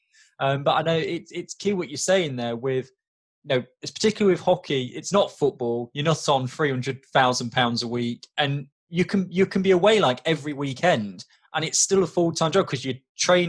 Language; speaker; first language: English; native; English